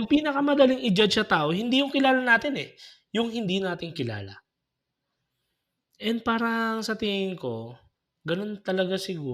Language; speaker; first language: Filipino; native; Filipino